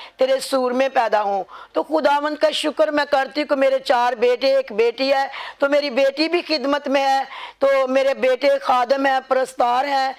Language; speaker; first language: Urdu; non-native, local second language; Punjabi